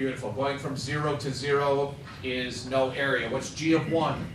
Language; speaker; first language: English; native; English